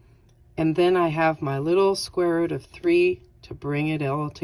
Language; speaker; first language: English; native; English